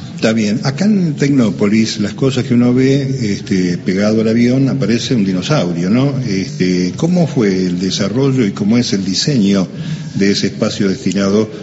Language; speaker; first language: Spanish; native; Spanish